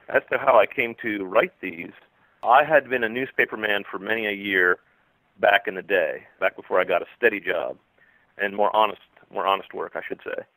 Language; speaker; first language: English; native; English